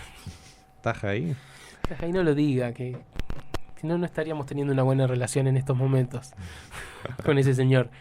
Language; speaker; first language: Spanish; native; Spanish